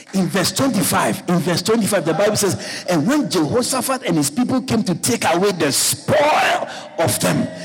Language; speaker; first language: English; non-native, local second language; Akan